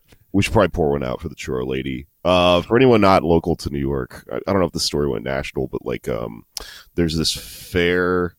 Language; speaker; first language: English; native; English